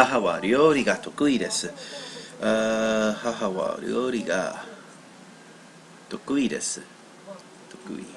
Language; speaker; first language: Japanese; non-native, learner; English